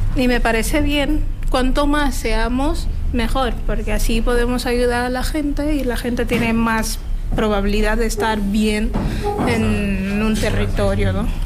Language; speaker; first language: Spanish; non-native, fluent; Portuguese